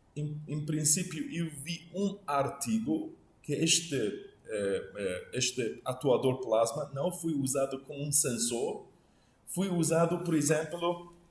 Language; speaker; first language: Portuguese; non-native, learner; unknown